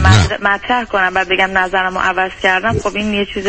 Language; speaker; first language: Persian; native; Persian